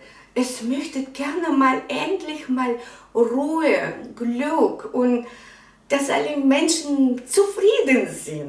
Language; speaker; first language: German; non-native, fluent; Russian